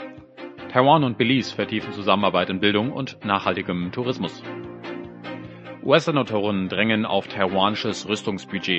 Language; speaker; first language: German; native; German